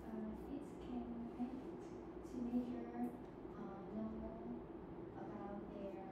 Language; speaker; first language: English; non-native, learner; Vietnamese